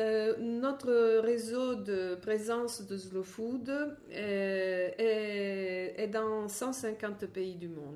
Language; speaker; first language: French; non-native, fluent; Italian